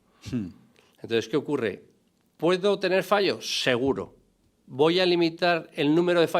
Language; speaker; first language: Spanish; native; Spanish